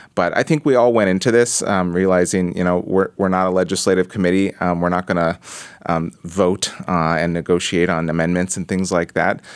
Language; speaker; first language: English; native; English